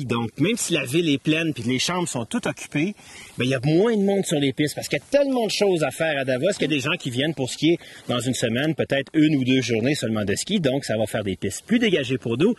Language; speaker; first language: French; native; French